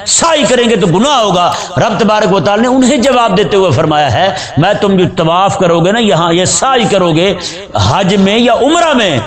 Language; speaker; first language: Urdu; native; Urdu